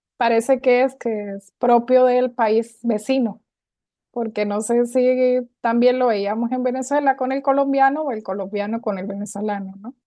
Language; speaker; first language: Spanish; native; Spanish